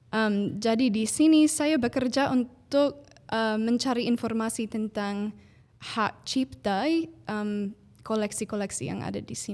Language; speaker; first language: Indonesian; non-native, fluent; English